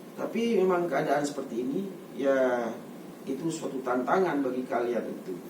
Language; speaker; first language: Indonesian; non-native, local second language; Sasak